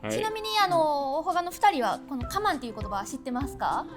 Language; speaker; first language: Japanese; non-native, fluent; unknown